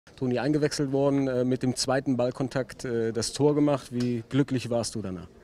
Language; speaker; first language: German; native; German